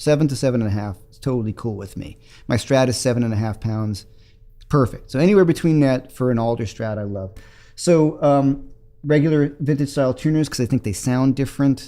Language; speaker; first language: English; native; English